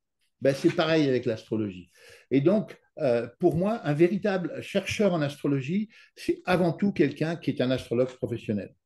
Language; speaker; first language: French; native; French